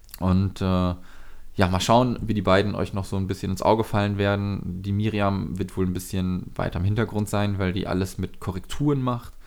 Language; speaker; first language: German; native; German